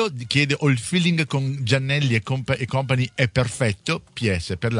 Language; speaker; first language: Italian; native; Italian